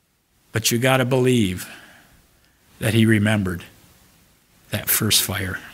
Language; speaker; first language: English; native; English